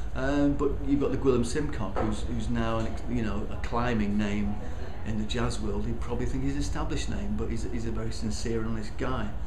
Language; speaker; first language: English; native; English